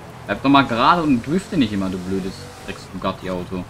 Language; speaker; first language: German; native; German